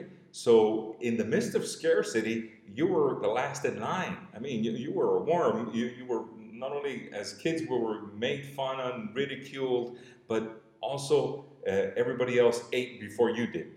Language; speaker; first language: English; non-native, fluent; Spanish